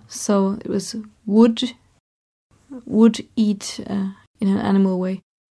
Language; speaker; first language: English; non-native, fluent; German